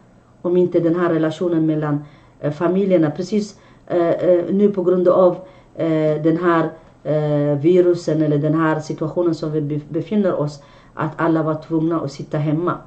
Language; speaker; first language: Swedish; non-native, fluent; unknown